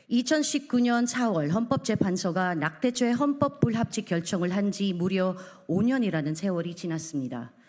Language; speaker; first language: Korean; non-native, fluent; Filipino